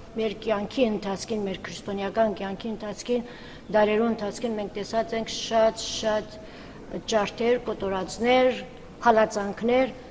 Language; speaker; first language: Armenian; early bilingual, heritage; Armenian